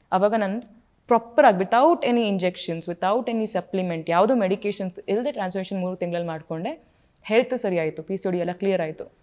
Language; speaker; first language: Kannada; native; Kannada